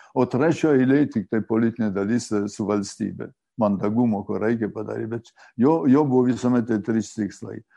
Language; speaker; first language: Lithuanian; early bilingual, heritage; Lithuanian